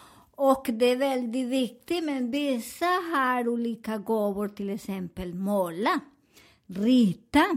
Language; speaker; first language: Swedish; non-native, learner; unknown